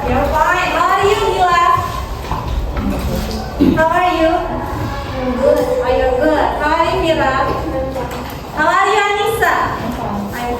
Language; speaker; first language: English; non-native, fluent; Indonesian